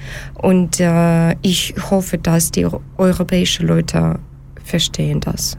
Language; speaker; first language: German; non-native, learner; Ukrainian